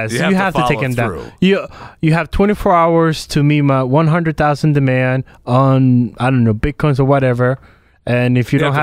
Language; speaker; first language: English; native; English